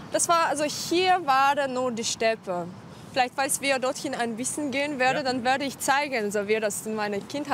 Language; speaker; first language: German; non-native, fluent; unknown